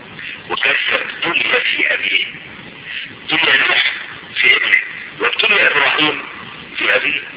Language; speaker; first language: Arabic; native; Arabic